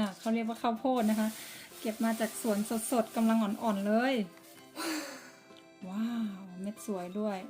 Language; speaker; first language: Thai; native; Thai